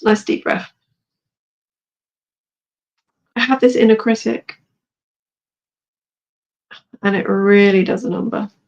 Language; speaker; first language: English; native; English